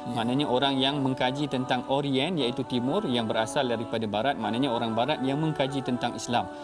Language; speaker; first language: Malay; native; Malay